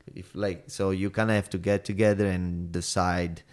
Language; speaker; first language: English; non-native, fluent; Italian